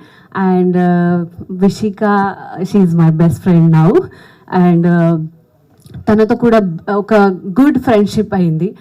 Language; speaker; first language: Telugu; non-native, local second language; Hindi